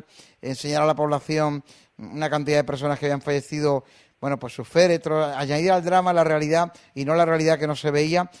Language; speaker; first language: Spanish; native; Spanish